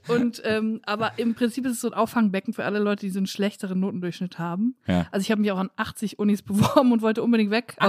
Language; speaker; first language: German; native; German